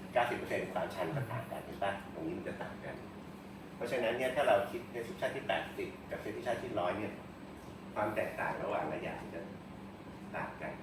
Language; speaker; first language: Thai; native; Thai